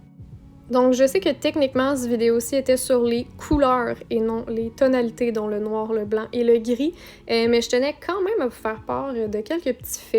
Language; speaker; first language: French; native; French